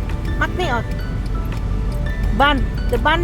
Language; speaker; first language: Dutch; non-native, learner; Indonesian